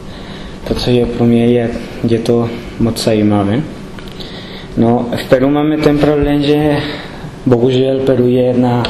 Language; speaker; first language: Czech; non-native, learner; Spanish